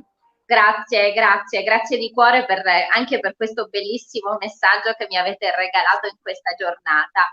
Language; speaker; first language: Italian; native; Italian